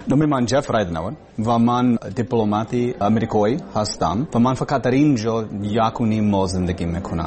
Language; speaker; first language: Persian; non-native, learner; English